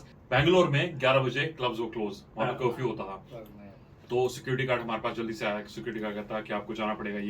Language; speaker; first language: Hindi; native; Hindi